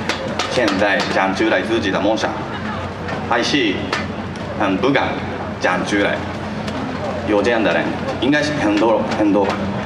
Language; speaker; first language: Chinese; non-native, fluent; Japanese